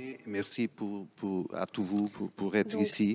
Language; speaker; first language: French; non-native, fluent; Portuguese